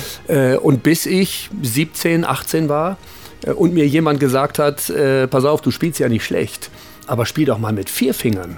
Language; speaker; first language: German; native; German